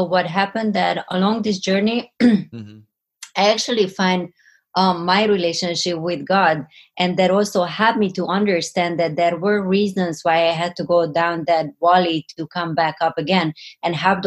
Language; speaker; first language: English; non-native, fluent; Hungarian